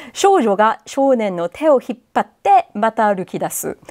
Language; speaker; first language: Japanese; non-native, fluent; English